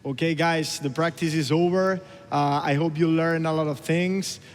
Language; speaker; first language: English; non-native, learner; Spanish